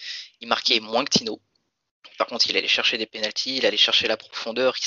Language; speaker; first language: French; native; French